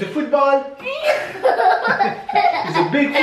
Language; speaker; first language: English; non-native, fluent; French